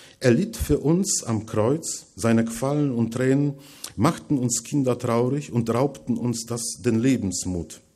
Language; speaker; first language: German; non-native, fluent; Polish